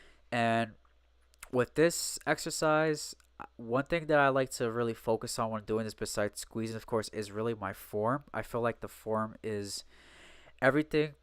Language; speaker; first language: English; native; English